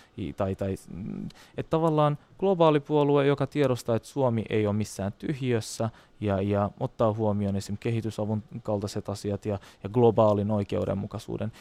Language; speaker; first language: Finnish; non-native, fluent; Turkish